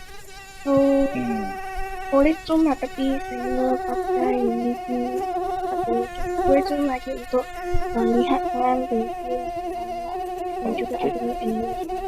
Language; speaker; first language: Malay; native; Malay